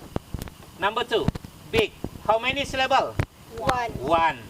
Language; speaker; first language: English; non-native, fluent; Indonesian